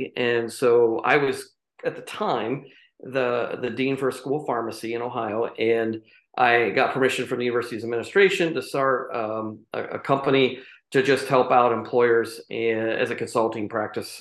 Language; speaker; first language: English; native; English